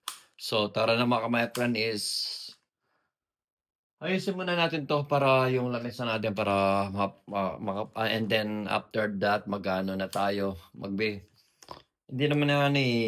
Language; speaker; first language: Filipino; native; Filipino